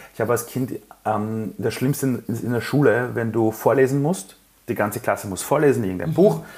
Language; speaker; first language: German; early bilingual, other home language; Persian